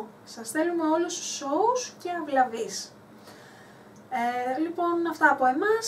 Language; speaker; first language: Greek; native; Greek